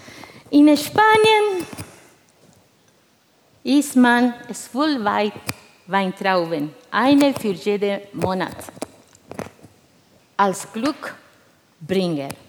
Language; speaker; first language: German; non-native, fluent; Spanish